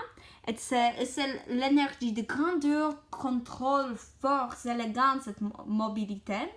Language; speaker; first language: French; non-native, learner; English